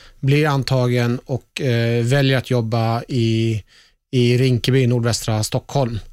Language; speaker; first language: Swedish; early bilingual, other home language; Persian